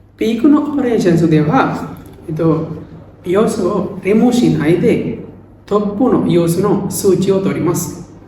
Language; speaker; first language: Japanese; non-native, learner; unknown